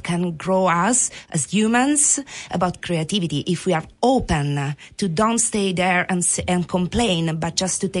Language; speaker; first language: English; non-native, fluent; Italian